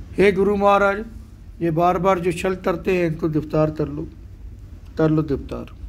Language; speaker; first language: Hindi; non-native, local second language; Punjabi